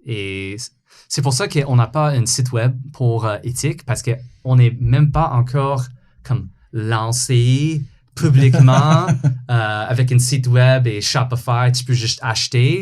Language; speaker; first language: French; non-native, fluent; English